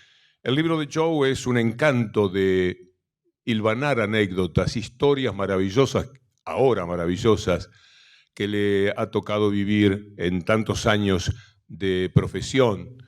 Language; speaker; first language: Spanish; native; Spanish